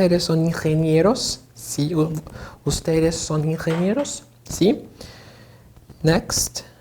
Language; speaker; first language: Spanish; non-native, fluent; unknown